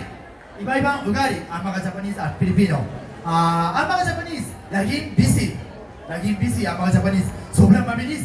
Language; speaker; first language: Filipino; non-native, fluent; Japanese